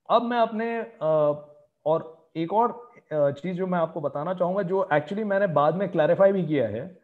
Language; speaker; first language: Hindi; native; Hindi